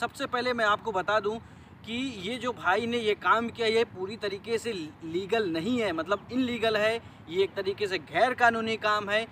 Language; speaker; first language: Hindi; native; Hindi